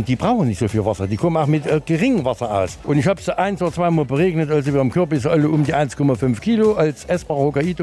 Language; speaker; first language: German; native; German